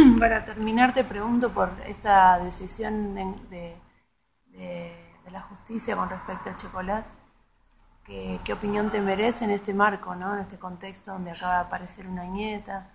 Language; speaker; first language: Spanish; native; Spanish